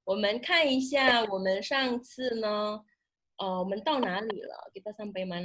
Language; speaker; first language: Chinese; non-native, fluent; Indonesian